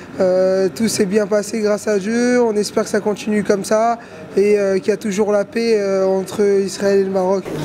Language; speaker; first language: French; native; French